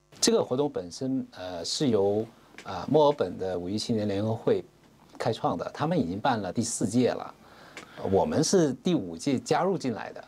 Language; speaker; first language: Chinese; non-native, local second language; Cantonese